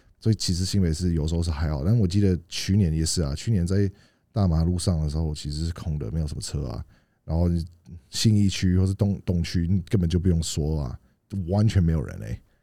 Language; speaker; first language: Chinese; non-native, fluent; English